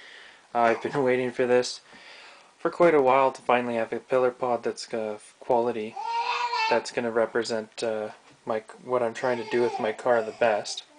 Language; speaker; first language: English; native; English